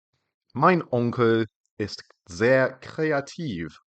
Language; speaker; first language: German; non-native, fluent; English